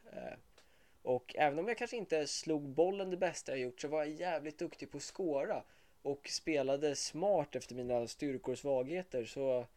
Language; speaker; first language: Swedish; native; Swedish